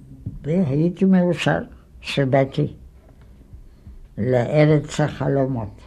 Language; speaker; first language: Hebrew; non-native, fluent; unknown